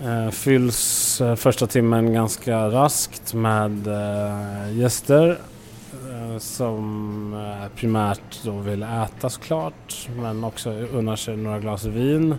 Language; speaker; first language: Swedish; native; Swedish